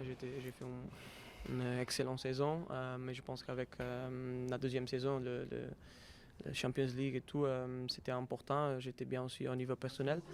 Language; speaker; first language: French; non-native, fluent; Portuguese